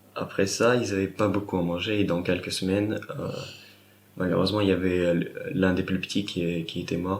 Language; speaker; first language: French; non-native, fluent; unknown